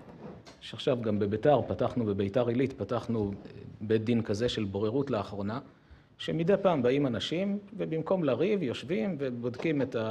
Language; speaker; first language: Hebrew; native; Hebrew